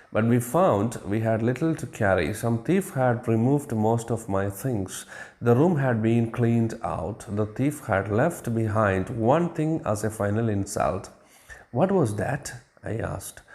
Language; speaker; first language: English; non-native, local second language; Malayalam